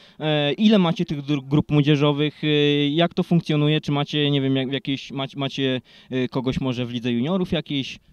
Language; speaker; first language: Polish; native; Polish